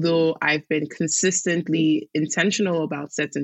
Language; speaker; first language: English; non-native, local second language; Igbo